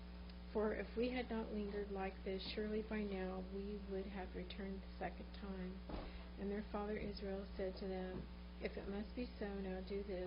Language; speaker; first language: English; native; English